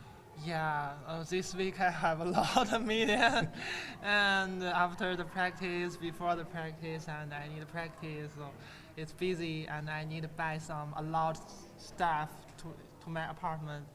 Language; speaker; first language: English; non-native, learner; Chinese